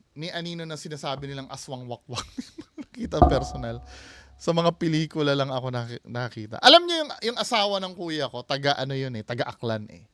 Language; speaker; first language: Filipino; native; Filipino